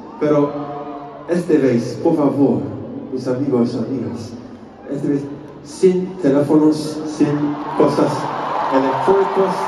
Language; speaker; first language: Spanish; non-native, learner; English